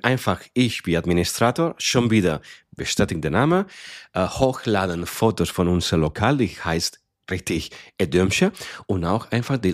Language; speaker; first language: German; non-native, fluent; Spanish